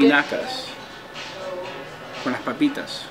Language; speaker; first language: Spanish; early bilingual, heritage; Spanish